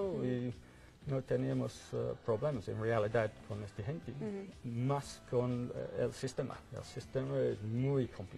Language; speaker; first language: Spanish; non-native, fluent; English